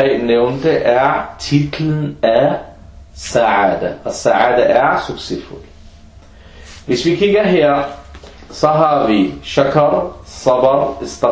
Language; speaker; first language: Danish; early bilingual, other home language; Arabic